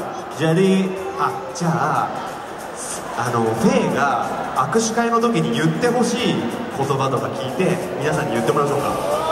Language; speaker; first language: Japanese; native; Japanese